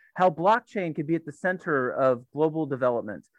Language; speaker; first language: English; native; English